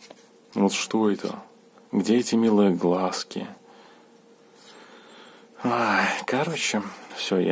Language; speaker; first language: Russian; native; Russian